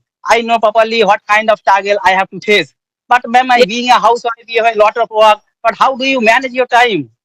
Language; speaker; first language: English; non-native, learner; Bangla